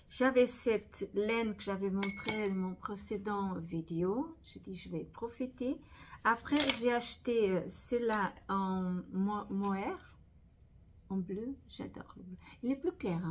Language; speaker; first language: French; non-native, fluent; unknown